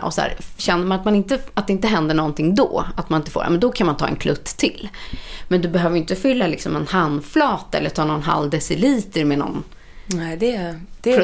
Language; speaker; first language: Swedish; native; Swedish